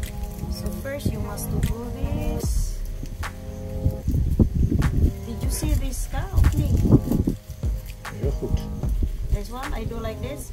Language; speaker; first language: English; non-native, learner; Filipino